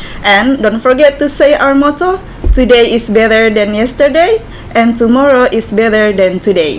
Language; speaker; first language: English; non-native, learner; Indonesian